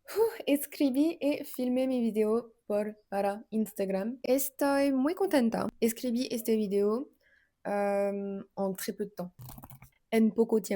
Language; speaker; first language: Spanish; non-native, learner; French